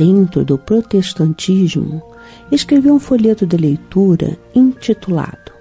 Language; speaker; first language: Portuguese; native; Portuguese